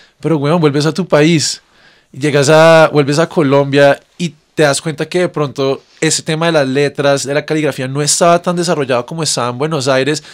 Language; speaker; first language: Spanish; native; Spanish